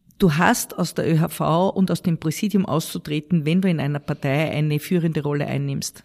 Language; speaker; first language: German; native; German